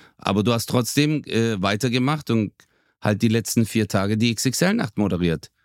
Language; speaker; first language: German; early bilingual, other home language; Turkish